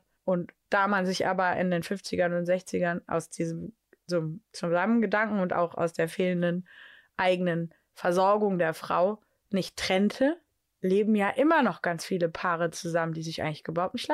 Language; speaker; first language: German; native; German